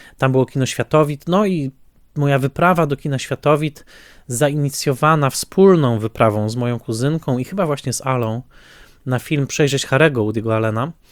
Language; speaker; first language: Polish; native; Polish